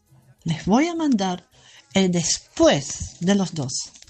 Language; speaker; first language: Spanish; non-native, fluent; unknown